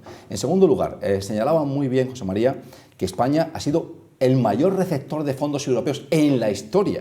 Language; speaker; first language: Spanish; native; Spanish